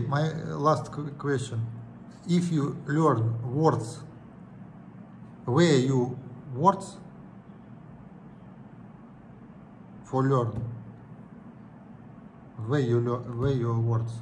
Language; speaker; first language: English; non-native, learner; Russian